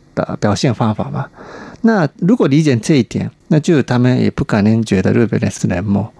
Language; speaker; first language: Chinese; non-native, fluent; Japanese